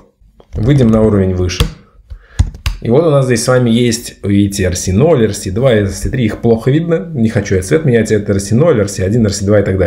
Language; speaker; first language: Russian; native; Russian